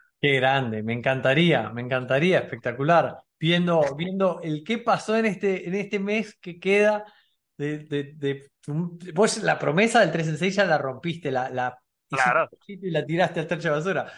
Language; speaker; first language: Spanish; native; Spanish